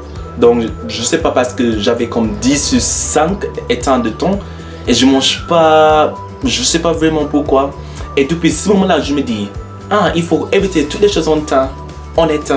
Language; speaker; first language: French; non-native, learner; English